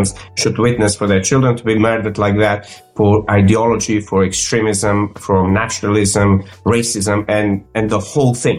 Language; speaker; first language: English; non-native, fluent; Macedonian